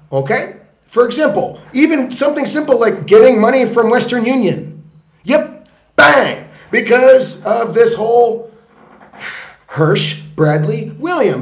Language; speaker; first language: English; native; English